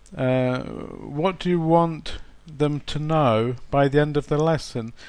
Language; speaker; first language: English; native; English